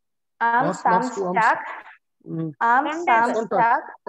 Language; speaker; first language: German; non-native, learner; Malayalam